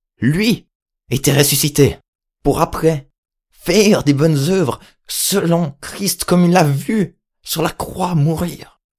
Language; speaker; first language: French; native; French